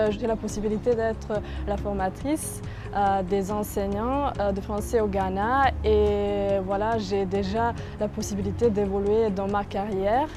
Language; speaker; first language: French; non-native, fluent; Serbian